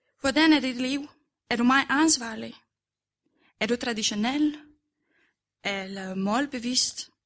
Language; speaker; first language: Danish; non-native, fluent; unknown